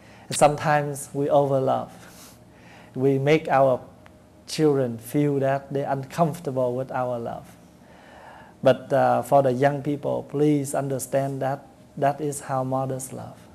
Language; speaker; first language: English; non-native, fluent; Vietnamese